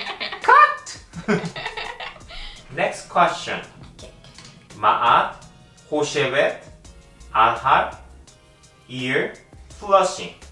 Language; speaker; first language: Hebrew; non-native, learner; Korean